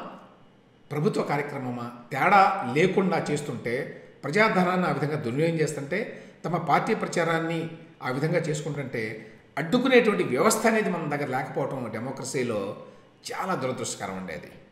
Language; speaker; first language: Telugu; native; Telugu